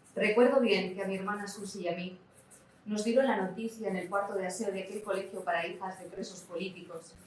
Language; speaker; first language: Spanish; non-native, local second language; Catalan